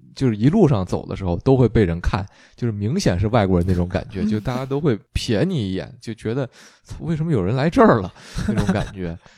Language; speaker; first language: Chinese; native; Chinese